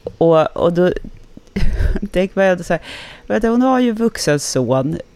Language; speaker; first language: Swedish; native; Swedish